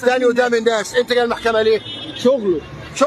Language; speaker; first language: Arabic; native; Arabic